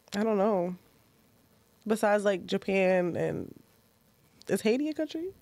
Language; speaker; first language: English; native; English